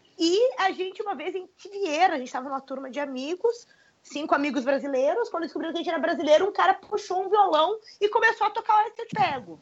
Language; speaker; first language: Portuguese; native; Portuguese